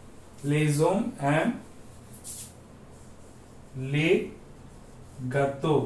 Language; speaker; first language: French; non-native, learner; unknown